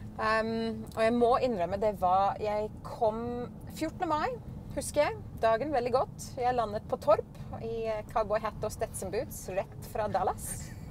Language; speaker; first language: Norwegian; non-native, fluent; English